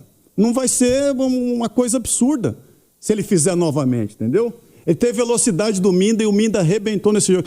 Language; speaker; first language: Portuguese; native; Portuguese